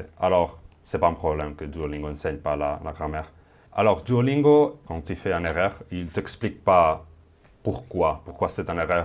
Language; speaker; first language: French; non-native, fluent; Spanish